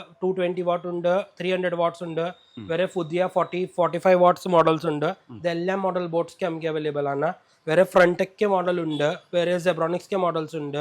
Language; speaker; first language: Malayalam; non-native, fluent; Hindi